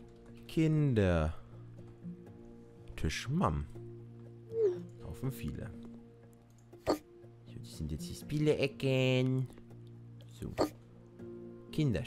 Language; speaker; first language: German; native; German